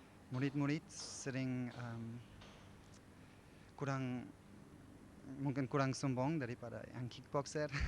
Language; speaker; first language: Indonesian; non-native, fluent; German